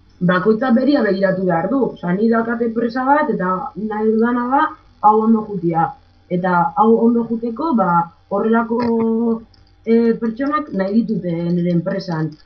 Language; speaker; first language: Basque; non-native, local second language; Spanish